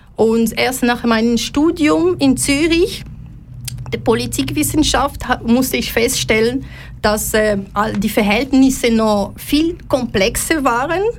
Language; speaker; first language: German; non-native, fluent; Lingala